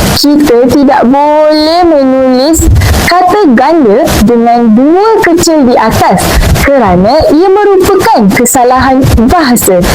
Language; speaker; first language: Malay; native; Malay